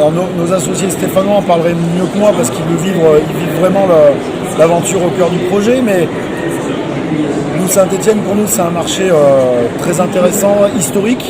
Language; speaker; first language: French; native; French